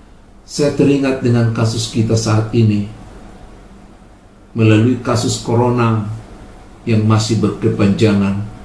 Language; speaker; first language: Indonesian; native; Indonesian